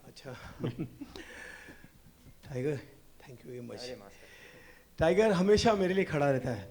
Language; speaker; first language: Hindi; native; Hindi